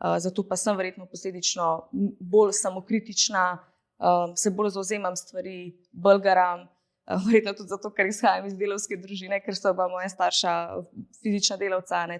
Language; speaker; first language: Slovenian; early bilingual, other home language; Bosnian